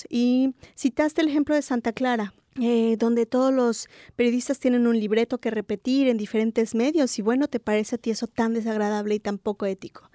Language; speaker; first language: Spanish; native; Spanish